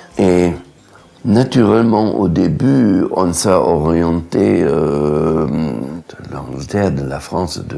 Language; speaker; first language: French; non-native, fluent; German